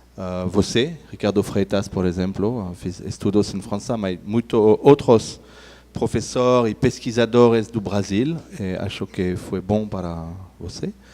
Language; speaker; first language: Portuguese; non-native, learner; French